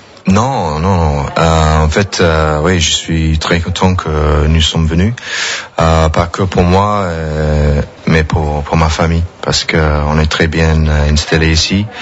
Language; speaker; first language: French; non-native, fluent; English